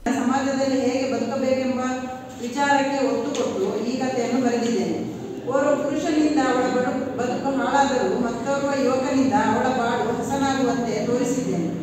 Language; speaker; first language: Kannada; non-native, local second language; Kodava